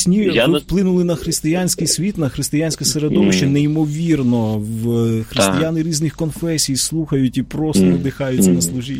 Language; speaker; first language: Ukrainian; native; Ukrainian